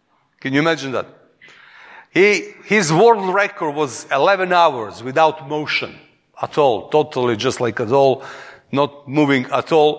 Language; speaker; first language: English; non-native, fluent; Serbian